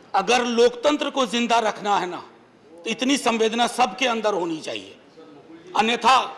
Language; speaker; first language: Hindi; native; Hindi